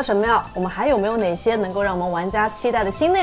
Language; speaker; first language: Chinese; native; Chinese